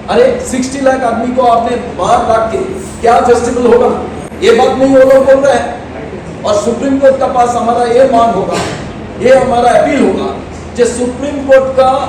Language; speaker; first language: Hindi; non-native, local second language; Bangla